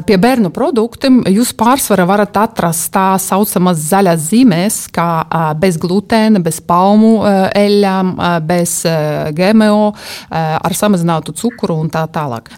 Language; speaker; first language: Latvian; non-native, local second language; Russian